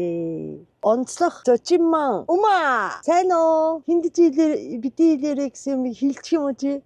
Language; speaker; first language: Mongolian; native; Mongolian